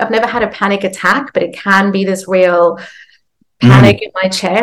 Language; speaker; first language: English; native; English